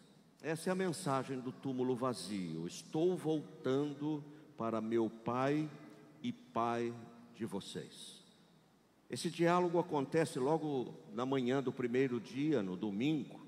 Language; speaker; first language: Portuguese; native; Portuguese